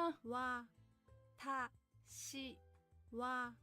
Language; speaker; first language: Japanese; non-native, learner; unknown